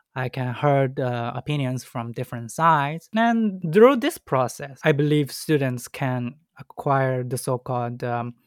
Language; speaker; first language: English; non-native, fluent; Chinese